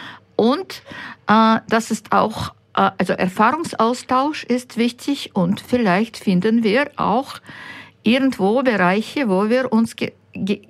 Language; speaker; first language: German; non-native, fluent; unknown